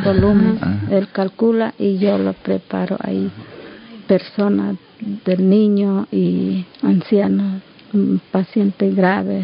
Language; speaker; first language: Spanish; non-native, local second language; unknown